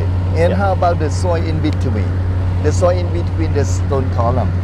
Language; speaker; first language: English; non-native, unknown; Thai